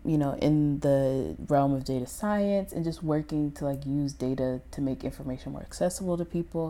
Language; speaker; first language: English; native; English